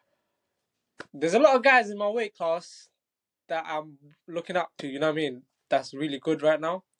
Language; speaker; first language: English; non-native, local second language; Bangla